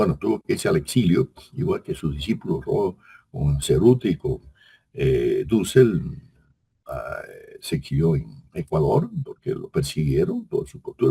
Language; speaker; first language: Spanish; native; Spanish